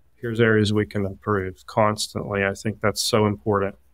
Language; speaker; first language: English; native; English